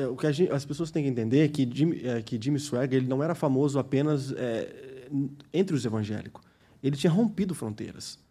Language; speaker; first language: Portuguese; early bilingual, heritage; Portuguese